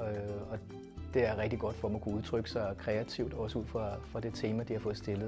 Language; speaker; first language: Danish; native; Danish